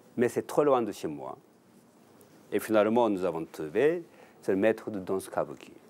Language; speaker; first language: French; non-native, learner; Japanese